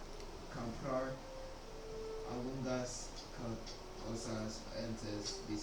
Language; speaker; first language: Spanish; non-native, learner; English